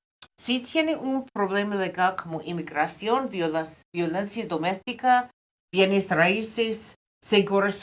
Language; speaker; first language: Spanish; non-native, fluent; English